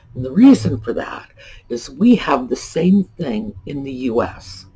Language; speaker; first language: English; native; English